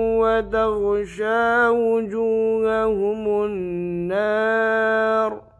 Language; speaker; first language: Arabic; non-native, learner; Indonesian